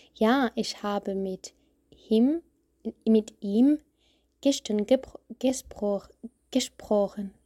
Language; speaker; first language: German; non-native, learner; French